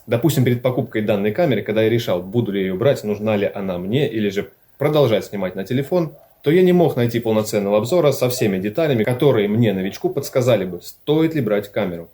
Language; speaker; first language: Russian; native; Russian